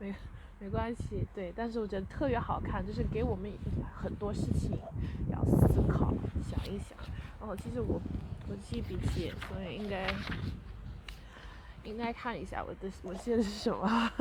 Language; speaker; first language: Chinese; early bilingual, heritage; Chinese